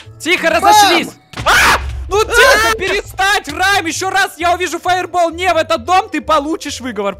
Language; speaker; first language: Russian; native; Russian